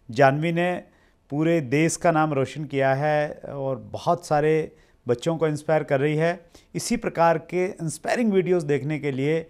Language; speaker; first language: Hindi; native; Hindi